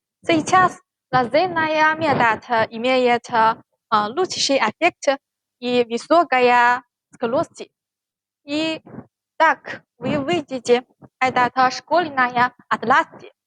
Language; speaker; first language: Russian; non-native, learner; Chinese